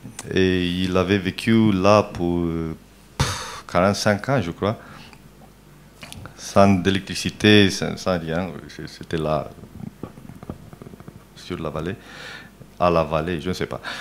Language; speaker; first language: French; non-native, fluent; Romanian